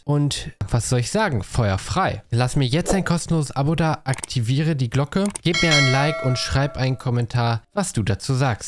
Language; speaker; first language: German; native; German